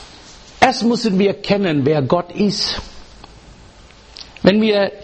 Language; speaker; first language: German; non-native, learner; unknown